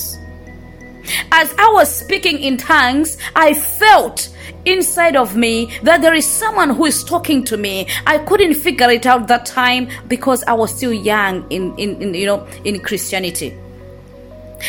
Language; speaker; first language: English; non-native, local second language; Nyanja